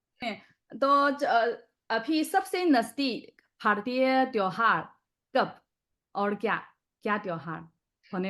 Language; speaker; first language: Hindi; non-native, fluent; Chinese